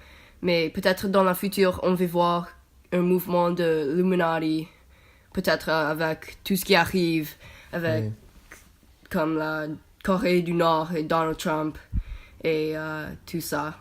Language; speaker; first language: French; non-native, learner; English